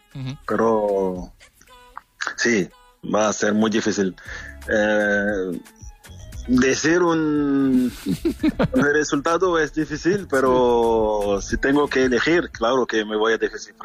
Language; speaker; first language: Spanish; non-native, fluent; French